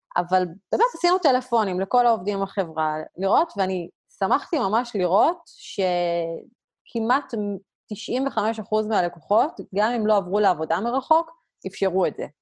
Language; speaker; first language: Hebrew; native; Hebrew